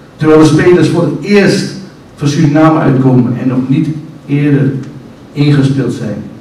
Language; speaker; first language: Dutch; native; Dutch